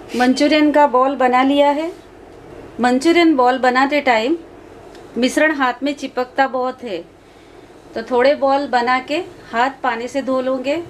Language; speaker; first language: Hindi; native; Hindi